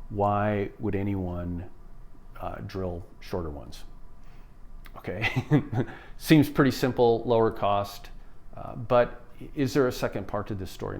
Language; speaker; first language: English; native; English